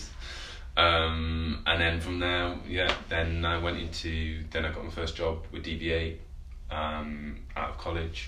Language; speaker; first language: English; native; English